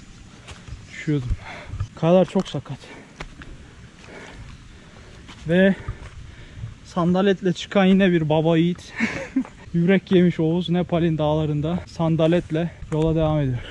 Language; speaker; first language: Turkish; native; Turkish